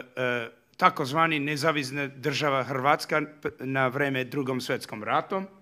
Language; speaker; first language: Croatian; early bilingual, heritage; Serbian